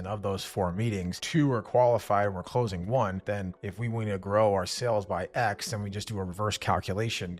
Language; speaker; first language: English; native; English